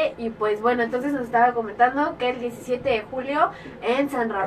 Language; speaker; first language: Spanish; native; Spanish